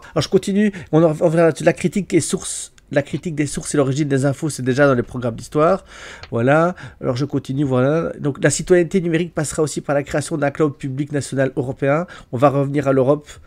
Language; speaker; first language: French; native; French